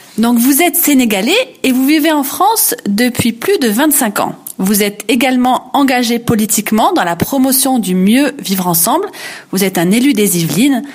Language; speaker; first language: French; native; French